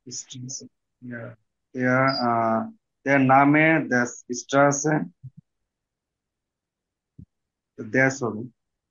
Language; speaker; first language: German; non-native, learner; Bangla